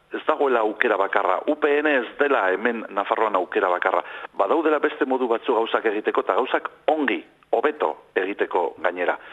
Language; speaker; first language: Basque; non-native, local second language; Spanish